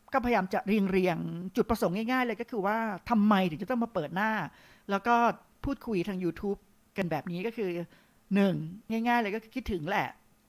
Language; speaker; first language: Thai; native; Thai